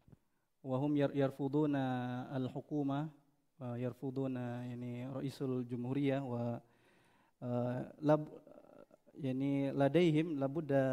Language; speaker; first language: Arabic; non-native, fluent; Indonesian